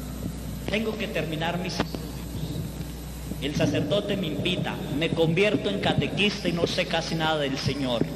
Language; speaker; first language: Spanish; native; Spanish